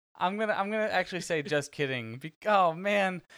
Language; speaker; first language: English; native; English